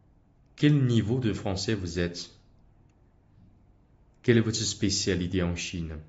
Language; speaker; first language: French; non-native, fluent; Chinese